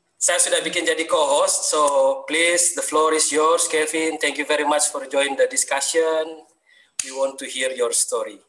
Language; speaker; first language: English; non-native, learner; Indonesian